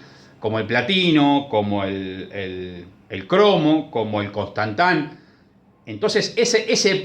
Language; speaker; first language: Spanish; native; Spanish